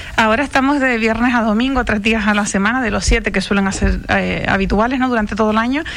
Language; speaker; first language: Spanish; native; Spanish